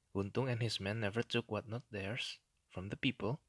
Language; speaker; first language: English; non-native, fluent; Indonesian